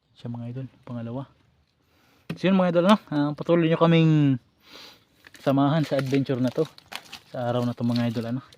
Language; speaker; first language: Filipino; native; Filipino